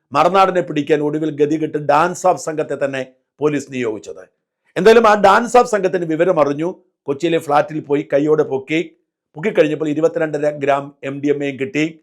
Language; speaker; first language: Malayalam; native; Malayalam